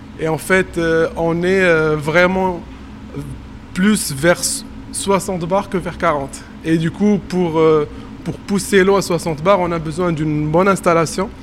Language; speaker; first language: French; non-native, local second language; Arabic